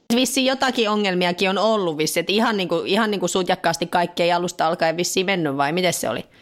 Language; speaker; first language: Finnish; native; Finnish